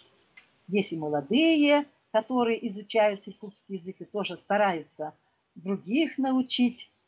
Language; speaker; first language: Russian; non-native, local second language; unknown